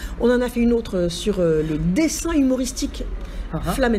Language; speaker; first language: French; native; French